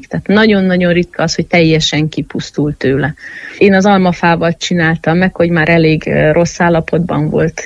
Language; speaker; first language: Hungarian; native; Hungarian